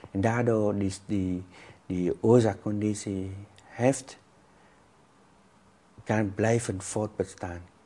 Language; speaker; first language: Dutch; non-native, fluent; Vietnamese